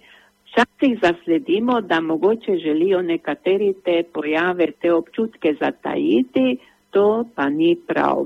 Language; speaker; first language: Slovenian; native; Slovenian